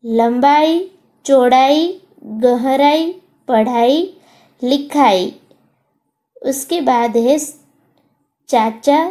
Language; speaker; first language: Hindi; non-native, local second language; Gujarati